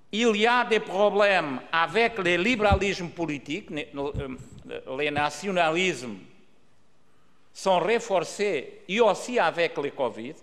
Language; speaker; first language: French; non-native, learner; Portuguese